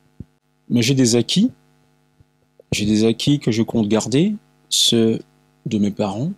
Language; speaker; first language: French; non-native, local second language; Lingala